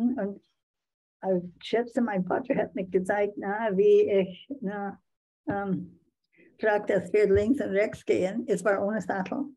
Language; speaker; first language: German; non-native, fluent; English